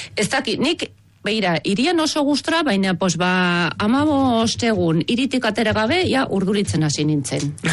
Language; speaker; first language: Basque; non-native, fluent; Swiss German